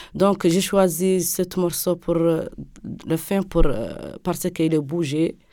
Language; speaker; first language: French; non-native, local second language; Arabic